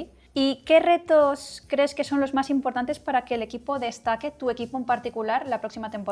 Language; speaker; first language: Spanish; native; Spanish